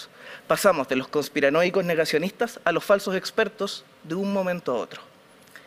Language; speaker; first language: Spanish; native; Spanish